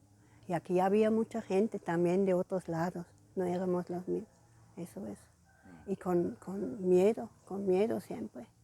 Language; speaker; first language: Spanish; non-native, fluent; German